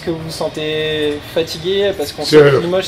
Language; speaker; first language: French; native; French